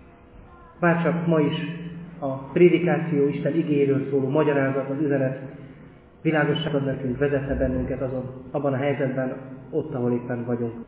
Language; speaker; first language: Hungarian; native; Hungarian